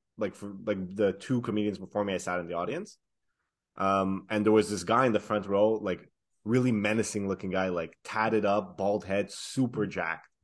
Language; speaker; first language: English; native; English